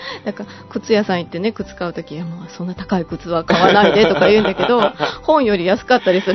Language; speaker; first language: Japanese; native; Japanese